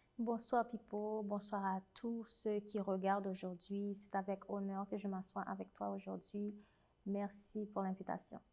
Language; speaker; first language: French; non-native, local second language; Haitian Creole